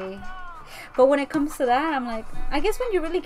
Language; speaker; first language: English; native; English